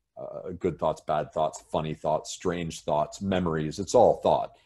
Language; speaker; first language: English; native; English